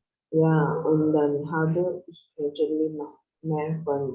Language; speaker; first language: German; non-native, learner; Indonesian